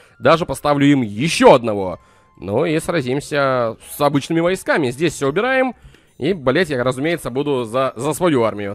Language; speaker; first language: Russian; native; Russian